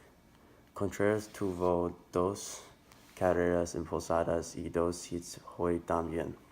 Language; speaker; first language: Spanish; non-native, learner; English